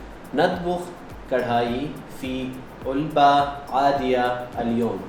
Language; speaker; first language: Arabic; non-native, learner; Urdu